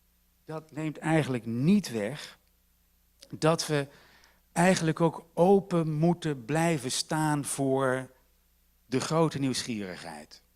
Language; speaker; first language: Dutch; native; Dutch